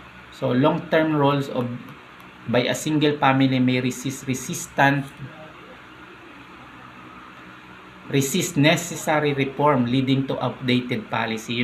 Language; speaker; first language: English; non-native, local second language; Filipino